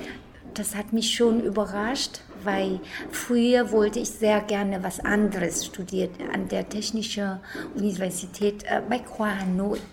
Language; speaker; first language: German; non-native, fluent; Vietnamese